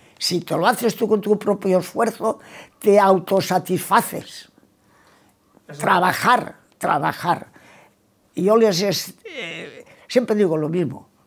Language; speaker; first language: Spanish; non-native, local second language; Catalan